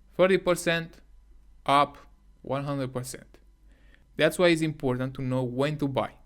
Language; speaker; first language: English; non-native, fluent; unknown